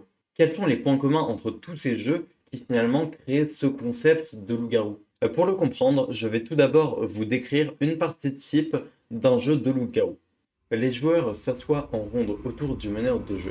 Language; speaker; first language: French; native; French